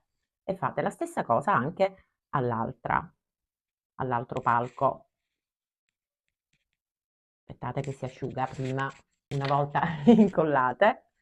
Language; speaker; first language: Italian; native; Italian